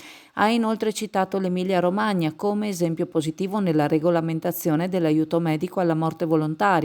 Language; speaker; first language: Italian; native; Italian